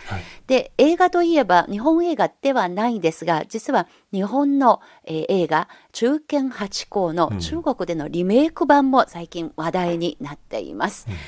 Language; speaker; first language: Japanese; non-native, local second language; Chinese